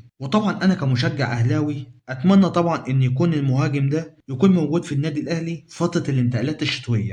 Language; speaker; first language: Arabic; native; Arabic